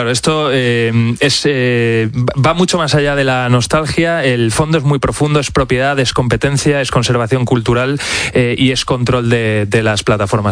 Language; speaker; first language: Spanish; native; Spanish